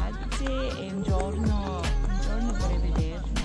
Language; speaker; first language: Italian; non-native, learner; Japanese